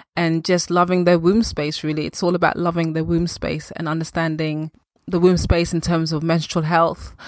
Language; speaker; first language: English; native; English